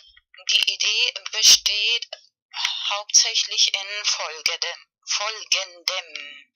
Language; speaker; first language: German; non-native, learner; Spanish